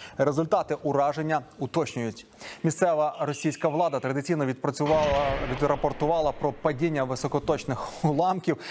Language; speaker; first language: Ukrainian; native; Ukrainian